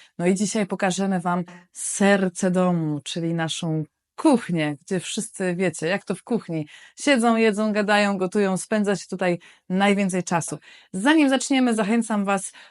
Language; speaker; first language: Polish; native; Polish